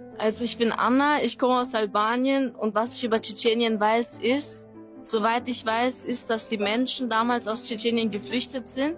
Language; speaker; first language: German; early bilingual, other home language; Albanian